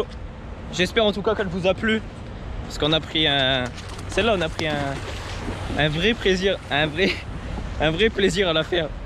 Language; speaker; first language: French; native; French